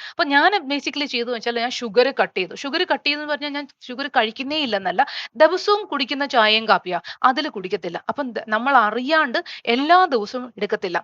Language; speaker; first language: Malayalam; native; Malayalam